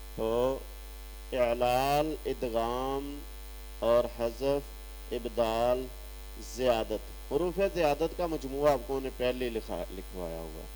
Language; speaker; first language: Urdu; non-native, local second language; Punjabi